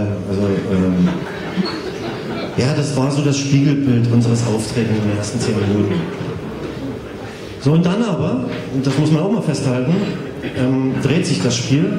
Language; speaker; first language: German; native; German